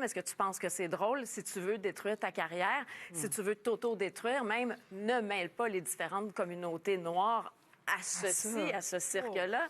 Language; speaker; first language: French; native; French